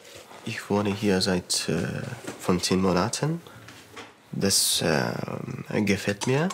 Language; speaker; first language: German; non-native, learner; Persian